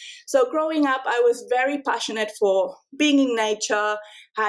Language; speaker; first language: English; non-native, fluent; Spanish